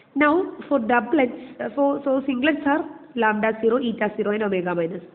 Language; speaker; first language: English; non-native, local second language; Malayalam